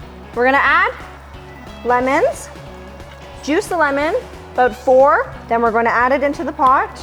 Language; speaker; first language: English; native; English